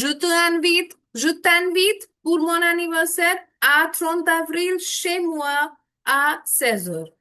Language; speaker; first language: French; non-native, fluent; Hindi